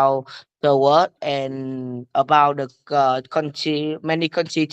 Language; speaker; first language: English; non-native, learner; Vietnamese